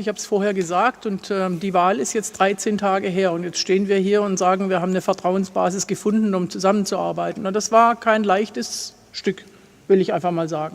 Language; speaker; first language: German; native; German